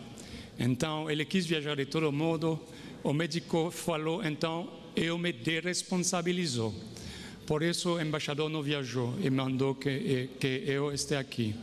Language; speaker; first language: Portuguese; non-native, fluent; Haitian Creole